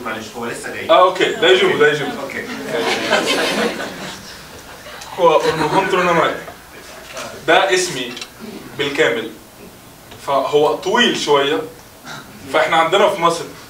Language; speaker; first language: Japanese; non-native, fluent; Arabic